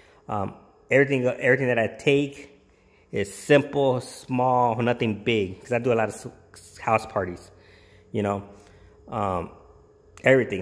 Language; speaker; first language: English; early bilingual, other home language; Spanish